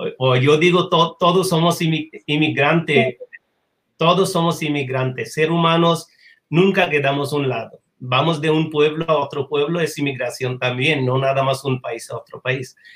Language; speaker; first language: Spanish; non-native, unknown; Bangla